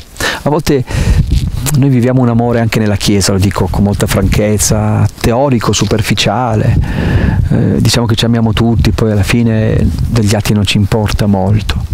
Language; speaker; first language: Italian; native; Italian